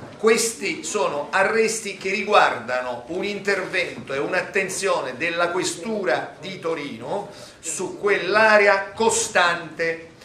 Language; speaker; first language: Italian; native; Italian